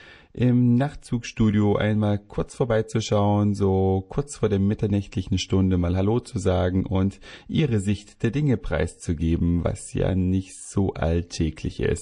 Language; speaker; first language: German; native; German